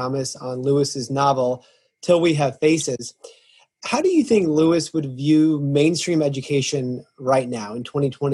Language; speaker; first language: English; native; English